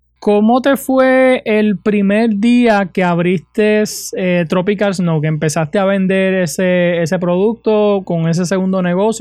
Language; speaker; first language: Spanish; native; Spanish